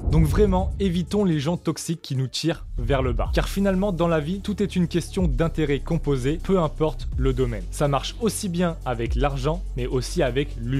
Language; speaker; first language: French; native; French